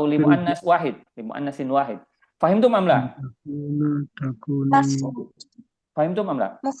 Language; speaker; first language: Arabic; non-native, fluent; Indonesian